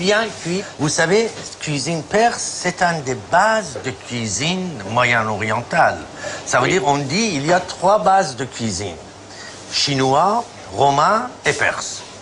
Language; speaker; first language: French; non-native, fluent; Persian